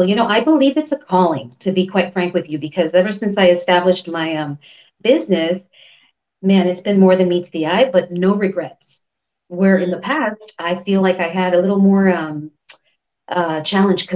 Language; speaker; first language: English; early bilingual, other home language; Spanish